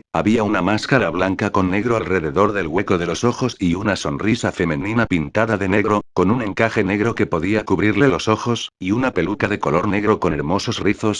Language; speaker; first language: Spanish; native; Spanish